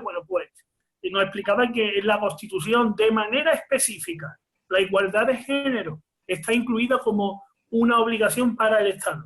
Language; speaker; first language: Spanish; native; Spanish